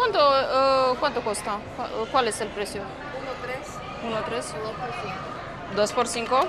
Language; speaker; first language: Spanish; non-native, learner; Romanian